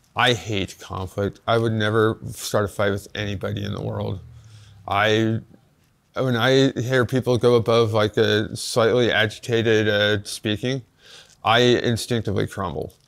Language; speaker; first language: English; native; English